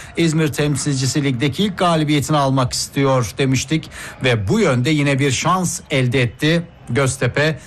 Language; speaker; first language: Turkish; native; Turkish